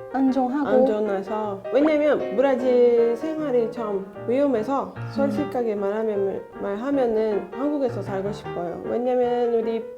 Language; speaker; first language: Korean; non-native, learner; Portuguese